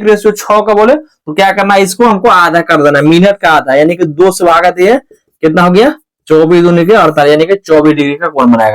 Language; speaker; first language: Hindi; native; Hindi